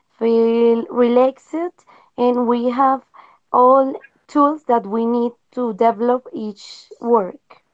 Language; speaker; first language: English; non-native, learner; Spanish